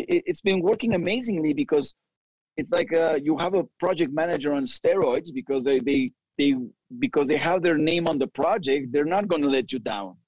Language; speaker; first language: English; early bilingual, other home language; Spanish